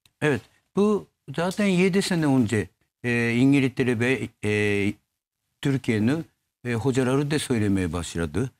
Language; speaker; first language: Turkish; non-native, learner; Japanese